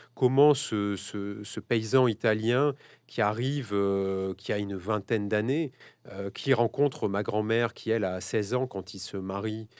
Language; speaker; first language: French; native; French